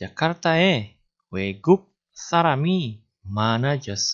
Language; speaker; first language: Korean; non-native, fluent; Indonesian